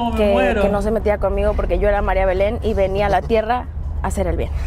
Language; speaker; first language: Spanish; native; Spanish